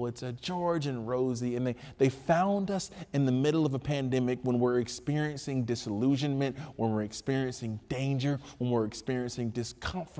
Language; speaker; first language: English; native; English